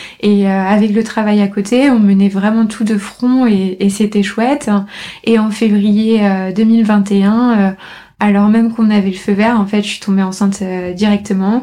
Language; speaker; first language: French; native; French